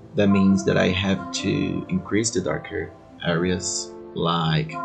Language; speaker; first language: English; non-native, fluent; Portuguese